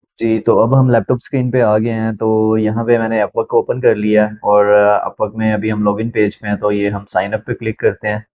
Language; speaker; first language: Urdu; native; Urdu